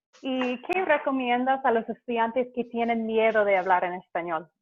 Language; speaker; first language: Spanish; non-native, fluent; English